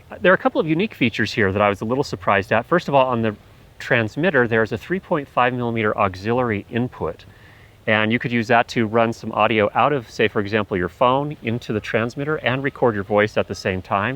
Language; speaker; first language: English; native; English